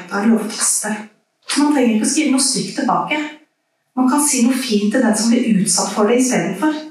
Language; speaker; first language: Norwegian; early bilingual, other home language; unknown